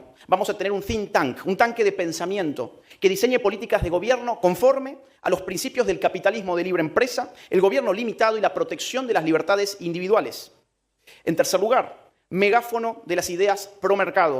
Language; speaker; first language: Spanish; native; Spanish